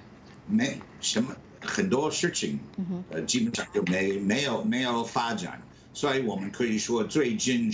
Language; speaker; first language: Chinese; non-native, fluent; English